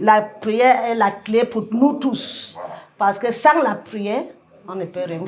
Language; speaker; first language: French; non-native, learner; English